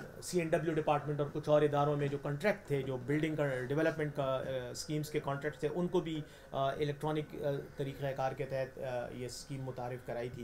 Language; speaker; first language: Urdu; non-native, local second language; Pashto